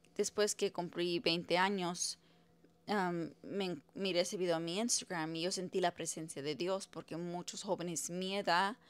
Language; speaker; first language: Spanish; early bilingual, heritage; Spanish